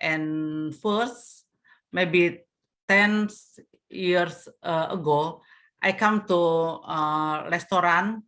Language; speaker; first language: English; non-native, learner; Indonesian